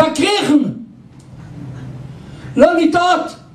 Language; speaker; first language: Hebrew; non-native, local second language; Yiddish